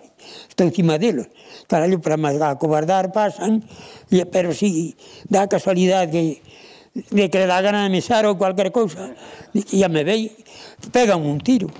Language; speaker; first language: Galician; native; Galician